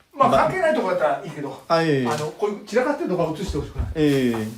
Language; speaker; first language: Japanese; native; Japanese